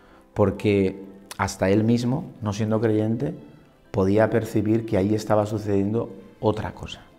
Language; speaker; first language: Spanish; native; Spanish